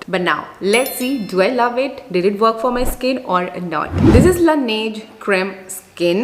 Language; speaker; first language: English; non-native, local second language; Hindi